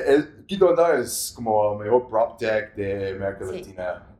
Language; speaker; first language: Spanish; non-native, learner; English